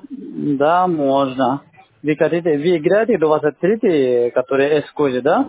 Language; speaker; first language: Russian; non-native, learner; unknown